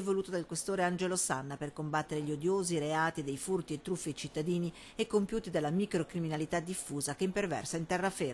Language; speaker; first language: Italian; native; Italian